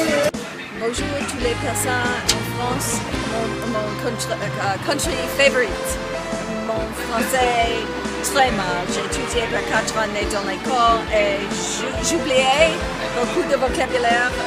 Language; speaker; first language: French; non-native, learner; English